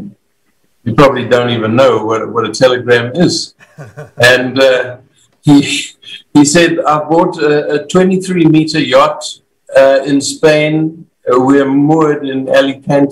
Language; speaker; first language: English; native; English